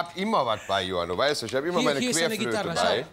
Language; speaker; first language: German; native; German